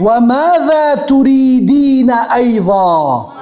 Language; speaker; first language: Arabic; non-native, fluent; Urdu